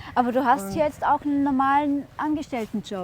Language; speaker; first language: German; native; German